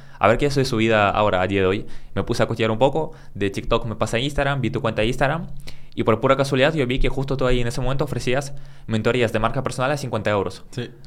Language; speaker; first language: Spanish; early bilingual, other home language; Russian